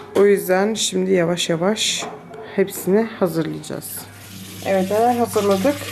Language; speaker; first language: Turkish; early bilingual, heritage; Turkish